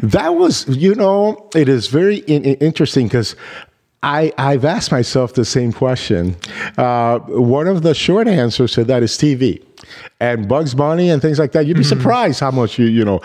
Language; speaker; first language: English; early bilingual, other home language; Spanish